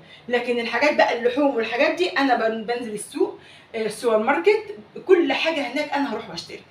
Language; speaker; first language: Arabic; native; Arabic